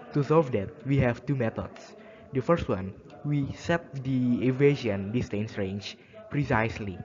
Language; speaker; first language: English; non-native, learner; Indonesian